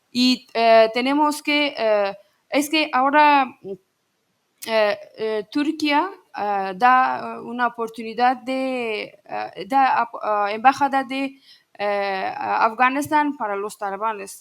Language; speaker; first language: Spanish; non-native, learner; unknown